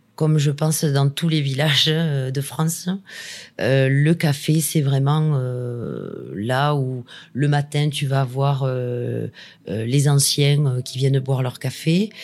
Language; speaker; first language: French; native; French